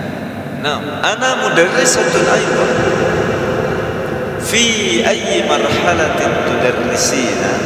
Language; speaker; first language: Arabic; non-native, fluent; Indonesian